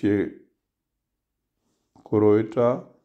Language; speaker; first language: German; non-native, learner; Urdu